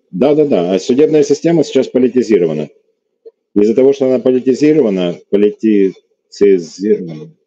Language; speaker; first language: Russian; native; Russian